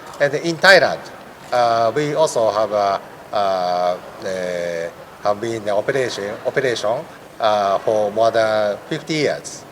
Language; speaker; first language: English; non-native, learner; Japanese